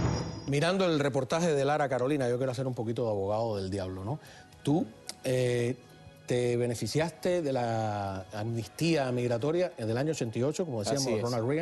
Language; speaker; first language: Spanish; native; Spanish